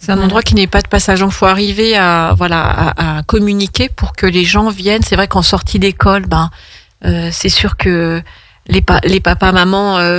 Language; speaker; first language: French; native; French